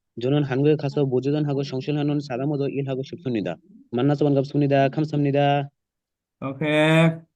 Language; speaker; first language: Korean; non-native, learner; Bangla